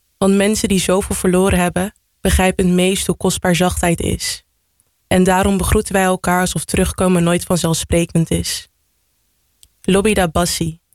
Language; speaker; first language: Dutch; early bilingual, other home language; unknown